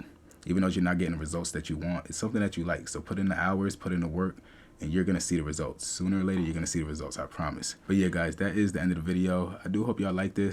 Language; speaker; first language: English; native; English